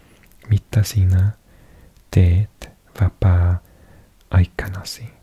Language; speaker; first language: Finnish; non-native, learner; English